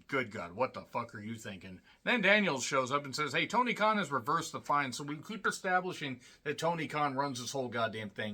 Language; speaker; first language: English; native; English